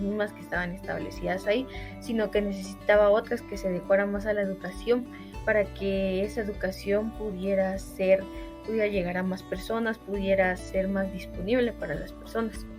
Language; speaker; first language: Spanish; native; Spanish